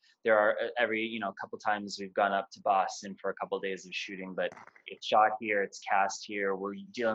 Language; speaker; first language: English; native; English